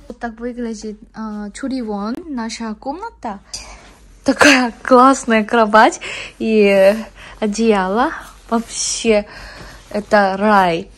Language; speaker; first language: Russian; non-native, learner; Korean